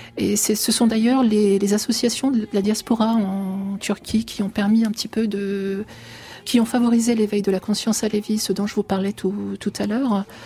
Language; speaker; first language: French; early bilingual, other home language; Arabic